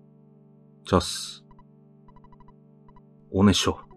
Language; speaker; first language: Japanese; native; Japanese